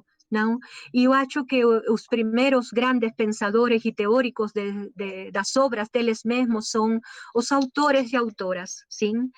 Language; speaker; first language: Portuguese; non-native, learner; Spanish